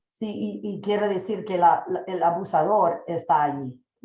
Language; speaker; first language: Spanish; non-native, fluent; English